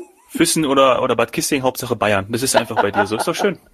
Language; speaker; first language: German; native; German